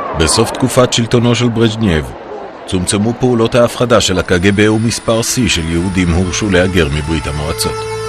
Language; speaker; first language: Hebrew; native; Hebrew